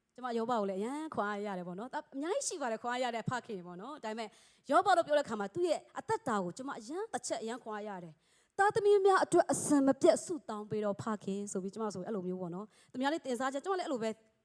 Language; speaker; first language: Burmese; non-native, local second language; S'gaw Karen